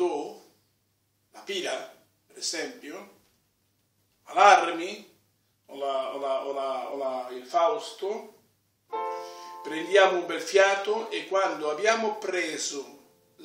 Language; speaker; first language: Italian; non-native, fluent; Spanish